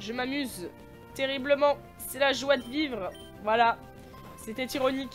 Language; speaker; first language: French; native; French